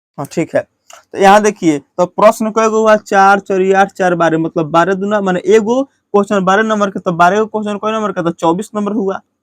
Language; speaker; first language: Hindi; native; Hindi